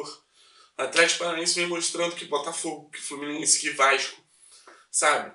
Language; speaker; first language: Portuguese; native; Portuguese